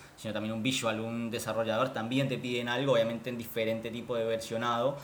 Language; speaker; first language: Spanish; native; Spanish